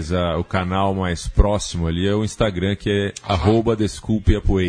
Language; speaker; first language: Portuguese; native; Portuguese